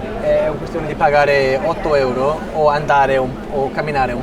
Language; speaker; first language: Italian; non-native, learner; English